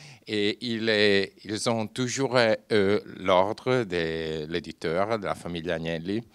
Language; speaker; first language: French; non-native, fluent; Italian